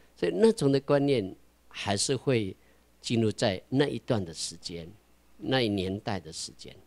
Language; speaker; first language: Chinese; non-native, local second language; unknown